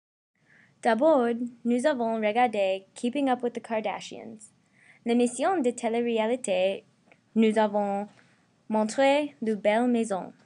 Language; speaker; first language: French; non-native, learner; English